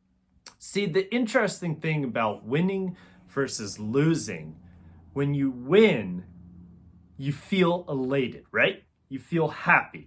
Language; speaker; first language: English; native; English